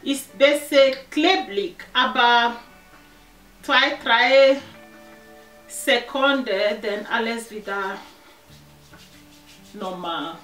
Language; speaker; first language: German; non-native, learner; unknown